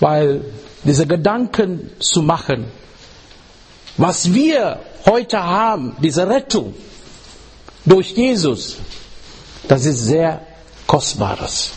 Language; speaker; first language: German; non-native, learner; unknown